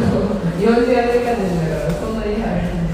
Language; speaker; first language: Japanese; early bilingual, heritage; Japanese